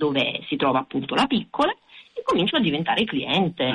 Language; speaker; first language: Italian; native; Italian